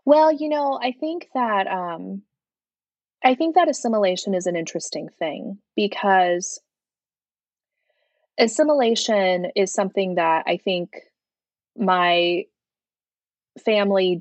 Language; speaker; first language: English; early bilingual, other home language; Chinese